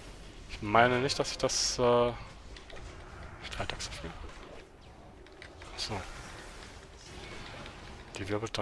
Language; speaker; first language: German; native; German